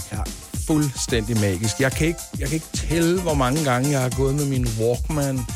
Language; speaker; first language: Danish; native; Danish